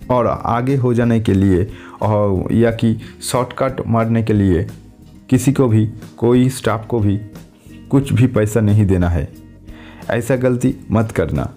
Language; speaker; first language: Hindi; non-native, local second language; Bangla